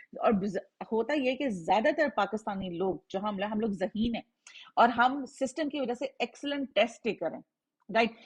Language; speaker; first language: Hindi; native; Hindi